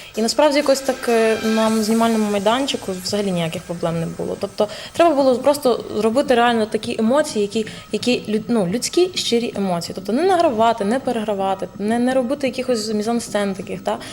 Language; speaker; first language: Ukrainian; native; Ukrainian